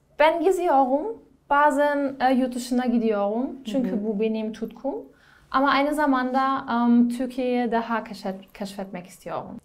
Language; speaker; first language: Turkish; non-native, learner; German